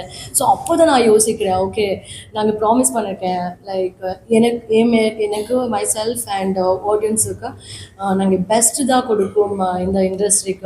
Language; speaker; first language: Tamil; non-native, learner; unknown